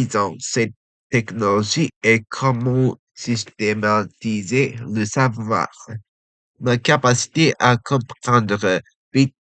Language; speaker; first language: French; non-native, learner; Japanese